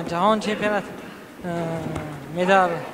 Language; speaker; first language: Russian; non-native, learner; Uzbek